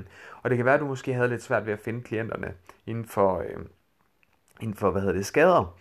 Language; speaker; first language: Danish; native; Danish